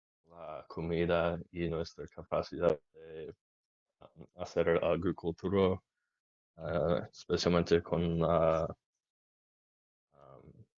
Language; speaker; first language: Spanish; non-native, learner; English